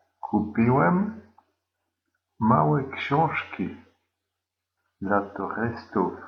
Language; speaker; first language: Polish; non-native, learner; French